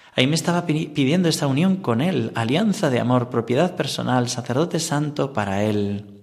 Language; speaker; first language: Spanish; native; Spanish